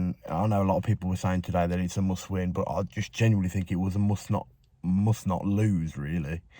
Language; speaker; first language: English; native; English